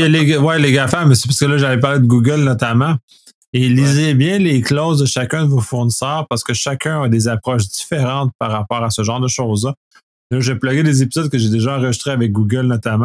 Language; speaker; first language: French; native; French